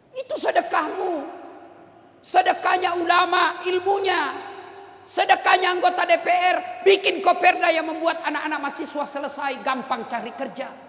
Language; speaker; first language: Indonesian; non-native, local second language; Buginese